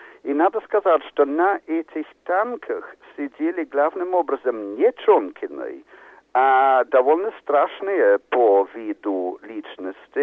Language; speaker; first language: Russian; non-native, fluent; English